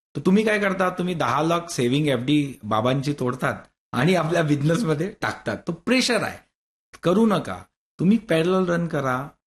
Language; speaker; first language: Marathi; non-native, local second language; Hindi